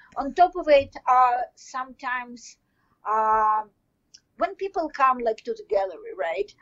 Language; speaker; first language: English; non-native, fluent; Russian